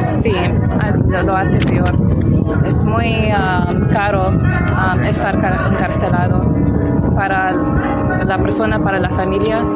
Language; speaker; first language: Spanish; non-native, learner; English